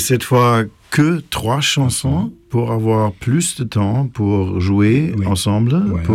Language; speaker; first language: French; non-native, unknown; German